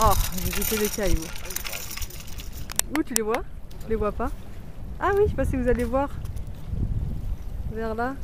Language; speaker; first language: French; native; French